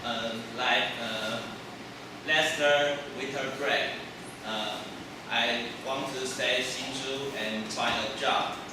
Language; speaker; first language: English; non-native, learner; Chinese